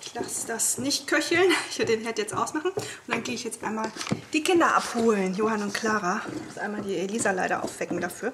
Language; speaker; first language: German; native; German